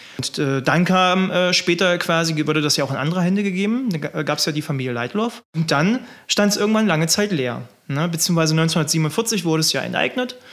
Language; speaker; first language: German; native; German